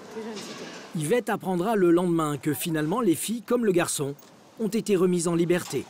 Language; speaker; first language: French; native; French